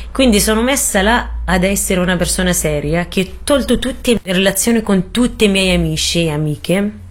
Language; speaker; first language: Italian; non-native, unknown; Arabic